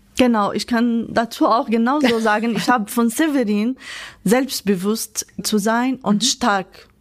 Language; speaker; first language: German; non-native, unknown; Arabic